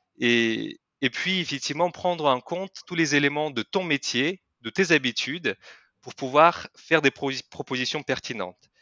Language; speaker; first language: French; non-native, fluent; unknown